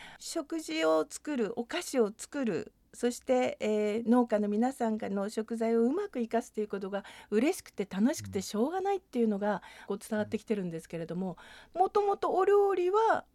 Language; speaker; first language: Japanese; native; Japanese